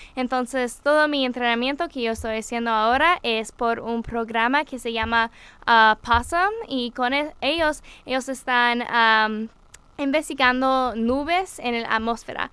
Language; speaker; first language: Spanish; non-native, learner; English